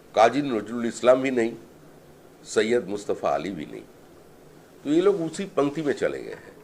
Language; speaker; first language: Hindi; non-native, local second language; Bangla